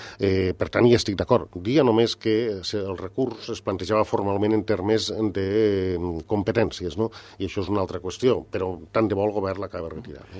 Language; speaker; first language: Catalan; native; Catalan